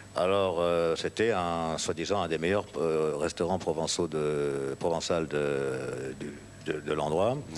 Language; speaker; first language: French; native; French